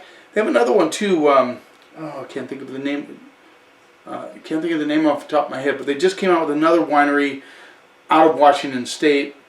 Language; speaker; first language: English; native; English